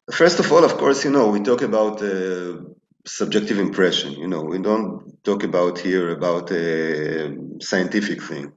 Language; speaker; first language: English; non-native, fluent; Hebrew